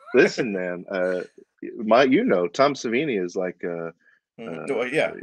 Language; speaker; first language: English; native; English